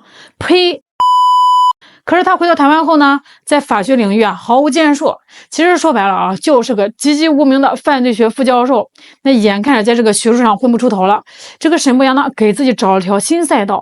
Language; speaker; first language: Chinese; native; Chinese